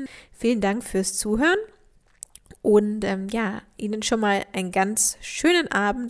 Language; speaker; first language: German; native; German